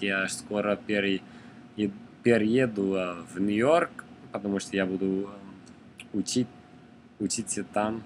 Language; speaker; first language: Russian; non-native, learner; English